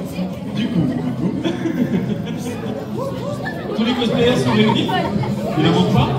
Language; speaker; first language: French; native; French